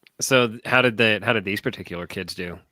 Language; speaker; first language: English; native; English